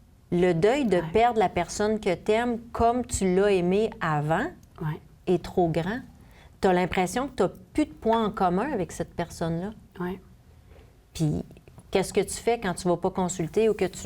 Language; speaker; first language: French; native; French